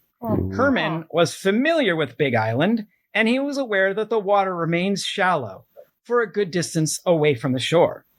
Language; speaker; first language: English; native; English